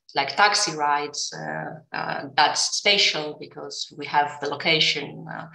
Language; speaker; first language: English; non-native, fluent; Greek